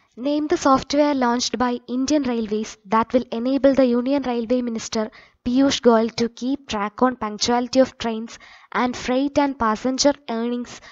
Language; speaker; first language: English; non-native, local second language; Malayalam